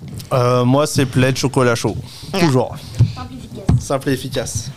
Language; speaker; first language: French; native; French